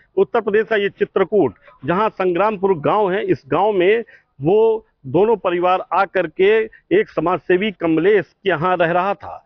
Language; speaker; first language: Hindi; native; Hindi